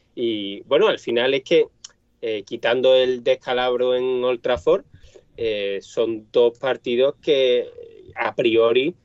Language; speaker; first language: Spanish; native; Spanish